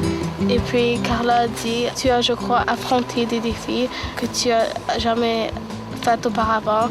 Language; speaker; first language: French; early bilingual, other home language; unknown